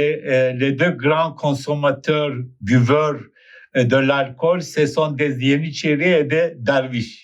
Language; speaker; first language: French; non-native, fluent; Turkish